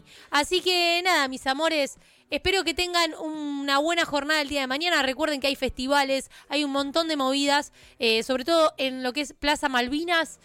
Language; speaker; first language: Spanish; native; Spanish